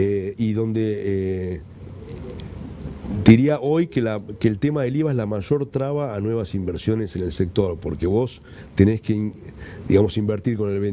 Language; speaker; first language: Spanish; native; Spanish